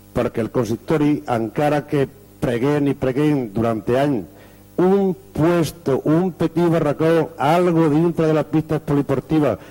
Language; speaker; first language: Catalan; non-native, local second language; Spanish